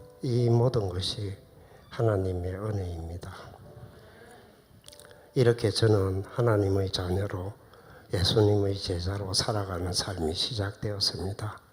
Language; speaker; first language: Korean; native; Korean